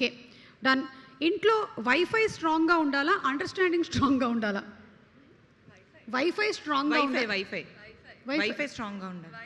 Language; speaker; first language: Telugu; native; Telugu